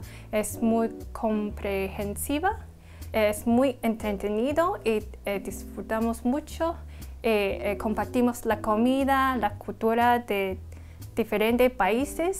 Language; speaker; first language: Spanish; non-native, learner; Cantonese